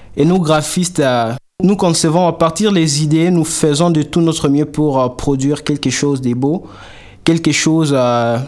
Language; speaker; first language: French; non-native, local second language; Swahili